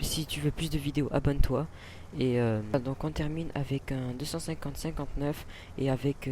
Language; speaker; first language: French; native; French